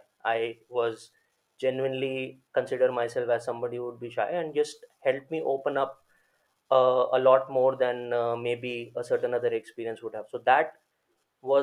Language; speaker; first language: English; non-native, local second language; Hindi